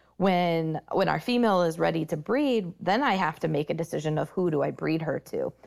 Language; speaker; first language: English; native; English